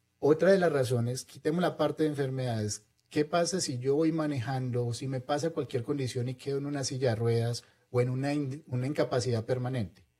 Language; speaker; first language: Spanish; native; Spanish